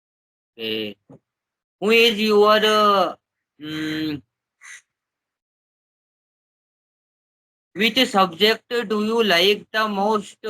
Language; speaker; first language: English; non-native, learner; Hindi